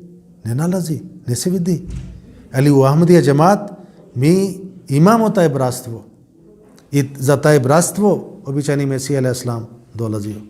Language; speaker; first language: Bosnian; non-native, learner; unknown